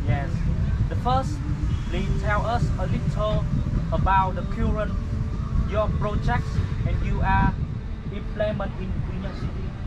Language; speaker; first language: English; non-native, learner; Vietnamese